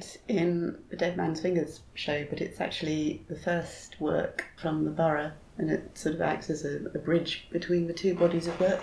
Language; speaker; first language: English; native; English